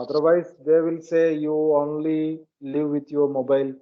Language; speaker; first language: English; non-native, learner; Malayalam